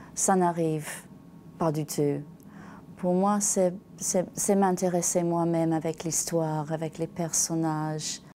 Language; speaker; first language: French; non-native, learner; English